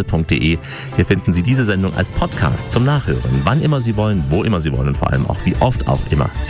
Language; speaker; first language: German; native; German